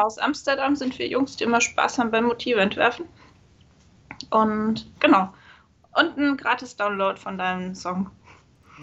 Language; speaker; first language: German; native; German